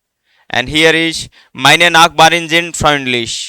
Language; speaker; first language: German; non-native, fluent; Hindi